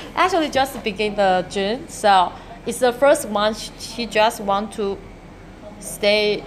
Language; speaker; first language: English; non-native, learner; Chinese